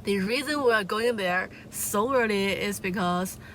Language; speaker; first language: English; non-native, fluent; Chinese